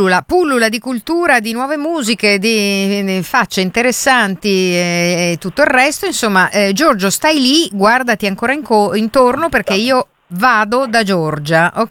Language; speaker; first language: Italian; native; Italian